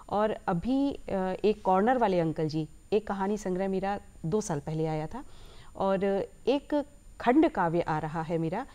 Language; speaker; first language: Hindi; native; Hindi